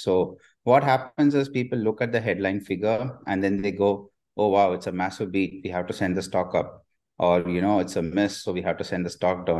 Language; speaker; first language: English; non-native, local second language; Tamil